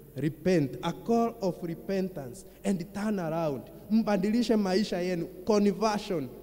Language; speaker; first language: English; non-native, local second language; Kikuyu